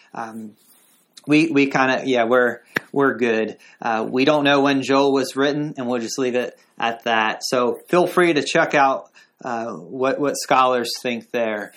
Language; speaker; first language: English; native; English